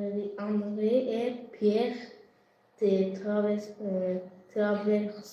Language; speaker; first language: French; non-native, learner; Azerbaijani